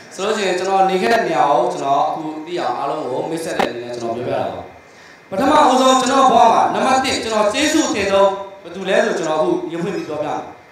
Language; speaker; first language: Burmese; native; Burmese